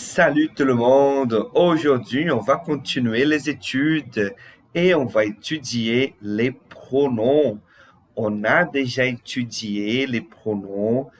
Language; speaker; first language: French; non-native, fluent; Portuguese